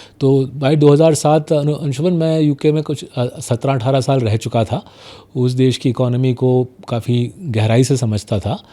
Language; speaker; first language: Hindi; non-native, local second language; Bangla